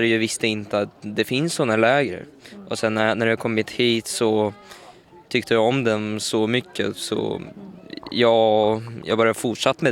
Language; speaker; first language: Swedish; early bilingual, other home language; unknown